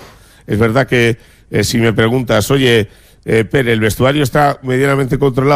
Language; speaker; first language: Spanish; native; Spanish